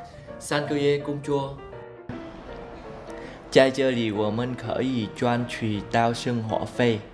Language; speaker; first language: Chinese; non-native, learner; Vietnamese